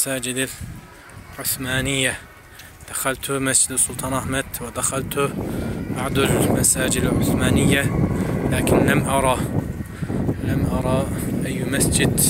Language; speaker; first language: Arabic; non-native, fluent; Turkish